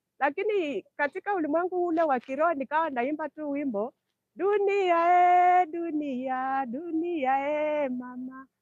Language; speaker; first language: Swahili; non-native, local second language; Luyia